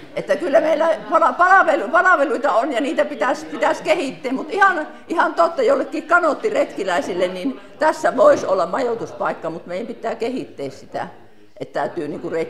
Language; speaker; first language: Finnish; native; Finnish